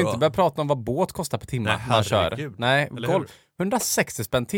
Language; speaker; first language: Swedish; native; Swedish